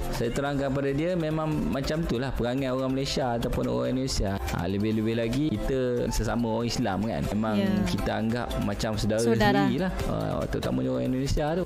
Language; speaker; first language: Malay; native; Malay